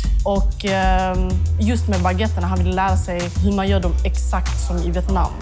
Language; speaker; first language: Swedish; early bilingual, other home language; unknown